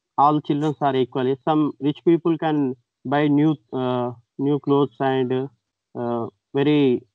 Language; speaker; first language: English; non-native, local second language; Telugu